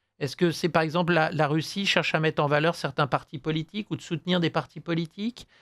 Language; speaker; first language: French; native; French